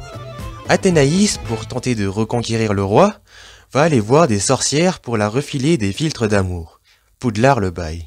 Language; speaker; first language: French; native; French